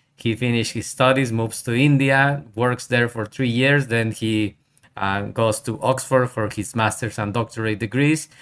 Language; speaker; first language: English; non-native, fluent; Spanish